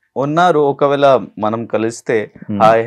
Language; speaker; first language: Telugu; non-native, learner; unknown